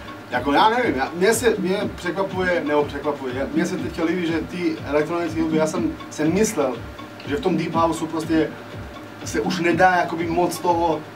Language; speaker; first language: Czech; non-native, fluent; Serbian